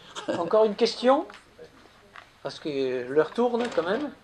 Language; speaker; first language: French; native; French